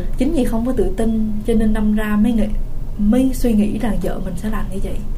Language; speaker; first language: Vietnamese; early bilingual, heritage; Vietnamese